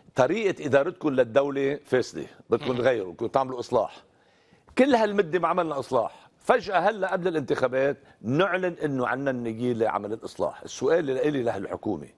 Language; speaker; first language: Arabic; native; Arabic